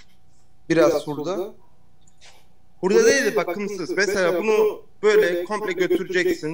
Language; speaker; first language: Turkish; early bilingual, heritage; Turkish